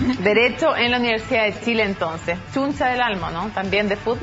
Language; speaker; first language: Spanish; native; Spanish